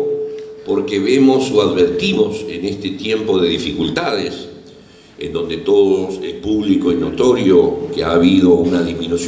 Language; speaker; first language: Spanish; native; Spanish